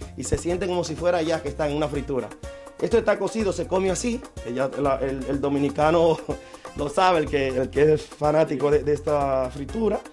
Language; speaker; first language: Spanish; native; Spanish